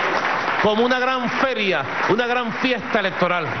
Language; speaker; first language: Spanish; native; Spanish